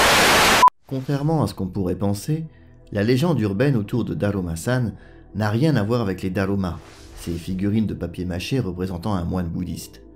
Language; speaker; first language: French; native; French